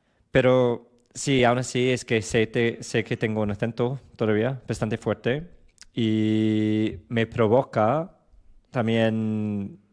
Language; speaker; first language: Spanish; non-native, fluent; English